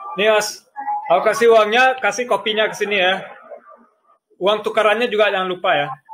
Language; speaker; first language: Indonesian; early bilingual, heritage; German